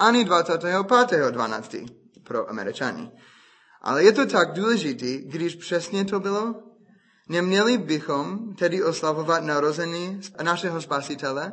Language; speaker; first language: Czech; non-native, fluent; English